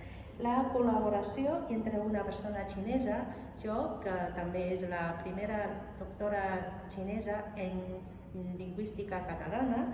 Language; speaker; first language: Catalan; non-native, fluent; Chinese